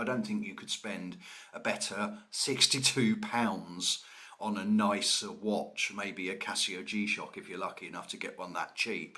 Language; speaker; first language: English; native; English